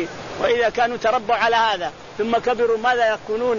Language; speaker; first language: Arabic; native; Arabic